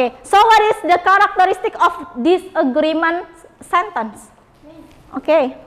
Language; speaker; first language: English; non-native, fluent; Indonesian